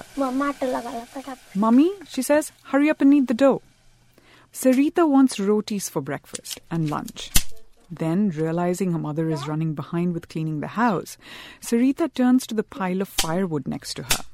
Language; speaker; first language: English; non-native, local second language; Bangla